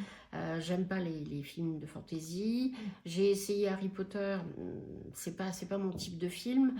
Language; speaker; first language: French; native; French